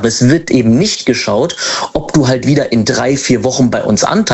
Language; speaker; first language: German; native; German